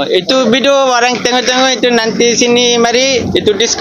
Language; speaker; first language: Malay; non-native, learner; Bangla